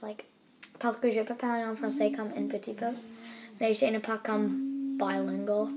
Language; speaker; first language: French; non-native, learner; English